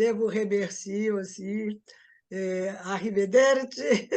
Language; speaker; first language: French; non-native, learner; Portuguese